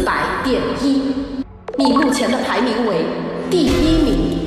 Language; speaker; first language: Chinese; native; Chinese